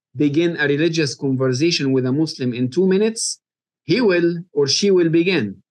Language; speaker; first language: English; non-native, fluent; Arabic